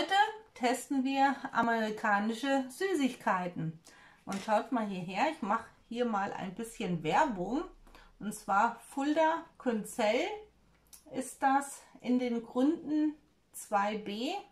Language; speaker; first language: German; native; German